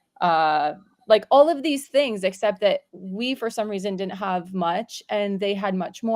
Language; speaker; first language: English; native; English